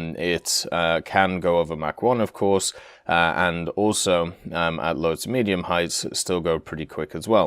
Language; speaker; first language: English; native; English